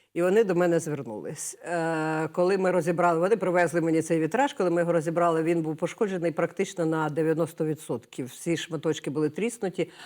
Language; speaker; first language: Ukrainian; native; Ukrainian